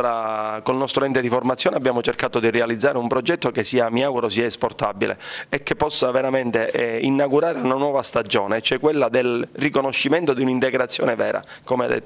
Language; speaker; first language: Italian; native; Italian